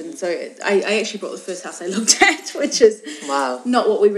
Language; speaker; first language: English; native; English